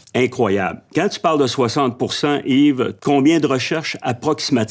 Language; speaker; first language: French; native; French